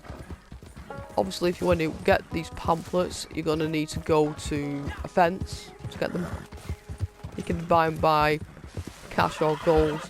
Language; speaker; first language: English; native; English